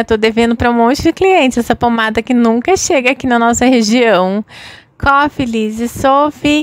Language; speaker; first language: Portuguese; native; Portuguese